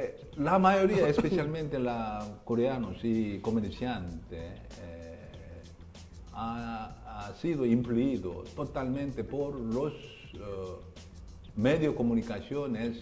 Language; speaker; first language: Spanish; non-native, learner; Korean